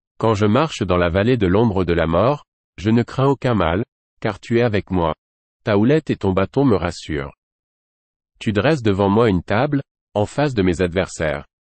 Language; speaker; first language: French; non-native, local second language; Haitian Creole